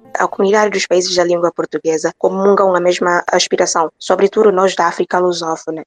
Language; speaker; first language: Portuguese; non-native, local second language; Upper Guinea Crioulo